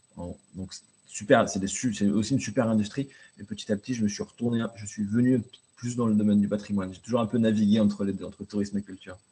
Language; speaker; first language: French; native; French